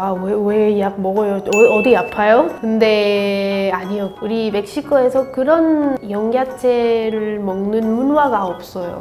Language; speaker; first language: Korean; non-native, learner; Spanish